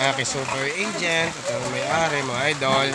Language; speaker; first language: Filipino; native; Filipino